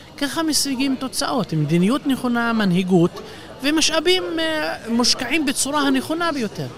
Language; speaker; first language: Hebrew; non-native, local second language; Arabic